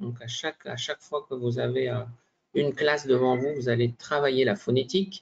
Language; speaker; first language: French; native; French